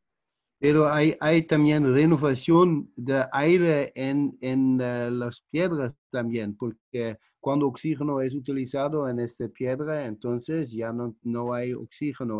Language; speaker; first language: Spanish; non-native, fluent; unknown